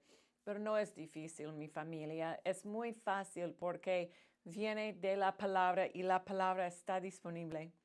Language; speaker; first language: Spanish; non-native, fluent; English